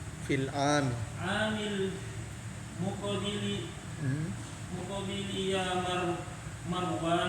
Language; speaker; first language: Arabic; non-native, learner; Indonesian